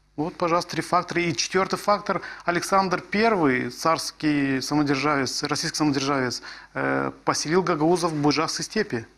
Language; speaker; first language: Russian; non-native, local second language; Gagauz